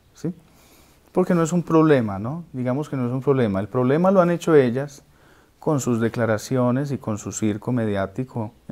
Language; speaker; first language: Spanish; native; Spanish